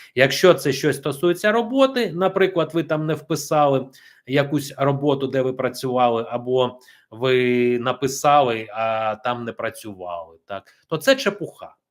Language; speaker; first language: Ukrainian; non-native, local second language; Russian